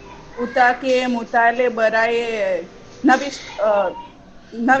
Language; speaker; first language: Persian; non-native, learner; Urdu